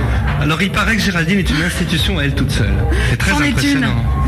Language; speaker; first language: French; native; French